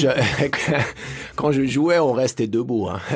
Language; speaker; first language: French; native; French